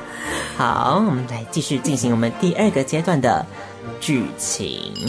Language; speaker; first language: Chinese; native; Chinese